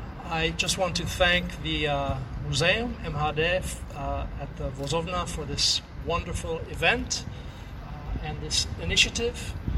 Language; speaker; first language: English; native; English